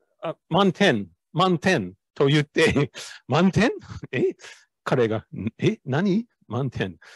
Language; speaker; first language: Japanese; non-native, learner; English